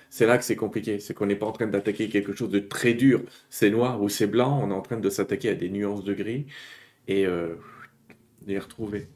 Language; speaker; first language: French; native; French